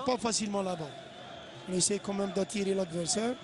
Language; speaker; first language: French; non-native, local second language; Arabic